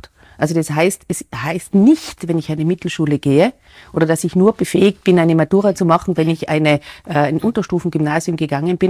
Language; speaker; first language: German; native; German